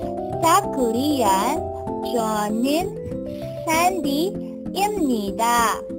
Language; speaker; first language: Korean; non-native, learner; Filipino